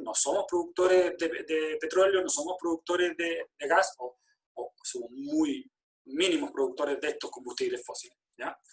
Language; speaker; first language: Spanish; native; Spanish